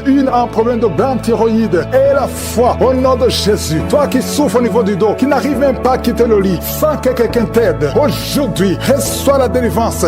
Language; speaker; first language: French; non-native, local second language; Rundi